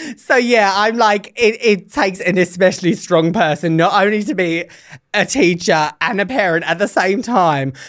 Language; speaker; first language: English; native; English